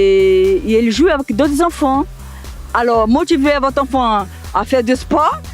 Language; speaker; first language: French; non-native, learner; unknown